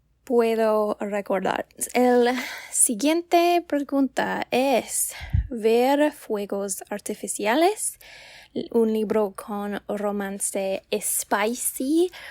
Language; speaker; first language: Spanish; non-native, learner; English